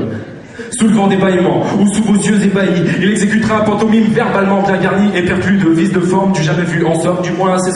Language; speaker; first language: French; native; French